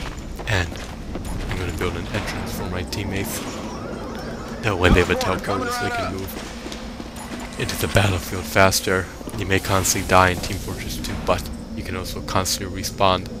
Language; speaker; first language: English; native; English